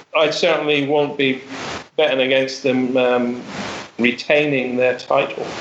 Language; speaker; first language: English; native; English